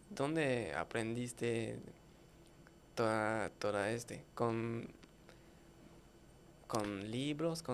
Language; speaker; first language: Spanish; non-native, learner; French